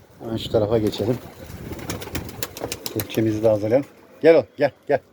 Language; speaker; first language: Turkish; native; Turkish